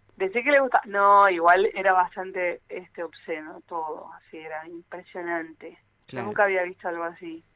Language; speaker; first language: Spanish; early bilingual, other home language; Portuguese